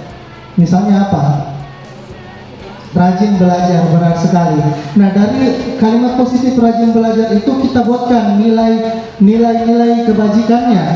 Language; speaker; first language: Indonesian; native; Indonesian